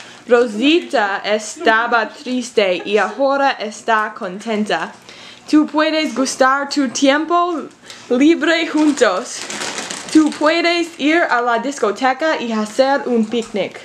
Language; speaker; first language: Spanish; non-native, learner; English